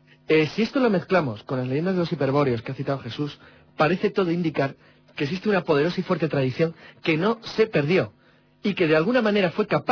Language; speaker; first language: Spanish; native; Spanish